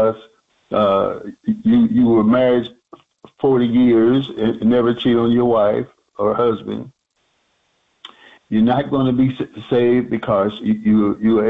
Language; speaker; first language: English; native; English